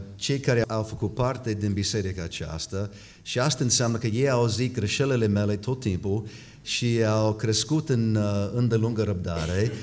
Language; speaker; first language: Romanian; non-native, fluent; English